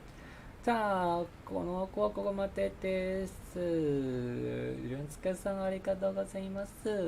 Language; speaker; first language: Japanese; non-native, learner; Chinese